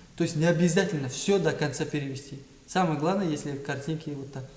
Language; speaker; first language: Russian; non-native, local second language; Kazakh